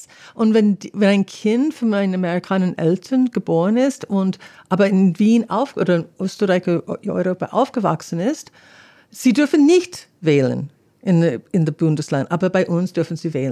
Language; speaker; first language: German; non-native, fluent; English